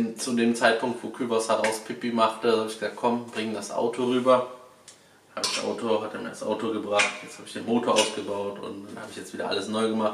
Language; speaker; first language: German; native; German